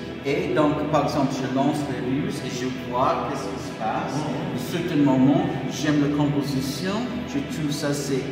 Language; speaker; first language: French; non-native, fluent; English